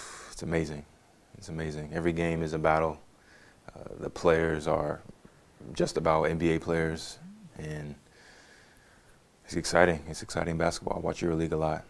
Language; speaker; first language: English; native; English